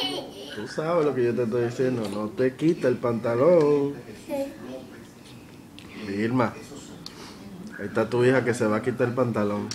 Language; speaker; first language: Spanish; native; Spanish